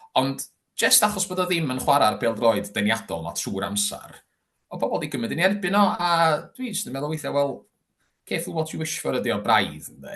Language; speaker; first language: Welsh; native; Welsh